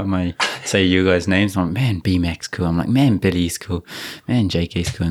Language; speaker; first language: English; native; English